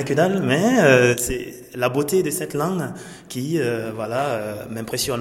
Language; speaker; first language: French; non-native, local second language; Mossi